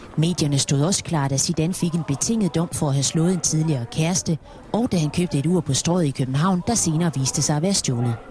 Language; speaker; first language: Danish; native; Danish